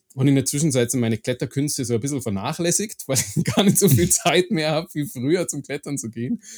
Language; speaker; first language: German; native; German